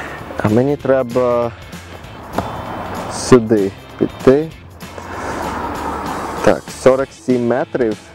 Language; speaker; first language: Ukrainian; early bilingual, heritage; Ukrainian